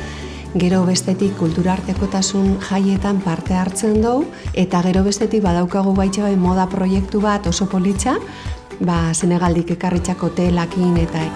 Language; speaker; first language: Basque; native; Basque